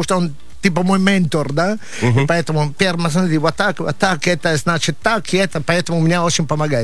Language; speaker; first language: Russian; non-native, learner; Italian